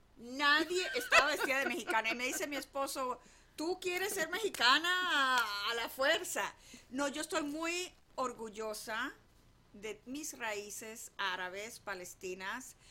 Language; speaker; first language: Spanish; native; Spanish